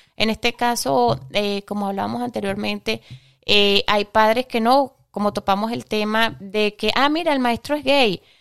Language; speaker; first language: Spanish; native; Spanish